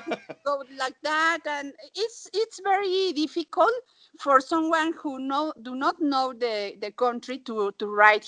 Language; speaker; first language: English; non-native, learner; Spanish